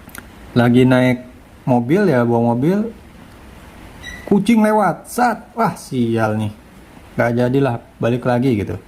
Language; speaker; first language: Indonesian; native; Indonesian